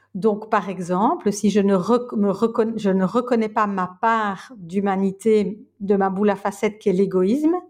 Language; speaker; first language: French; native; French